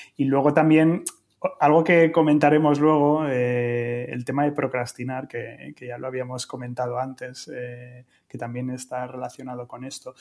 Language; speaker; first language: Spanish; native; Spanish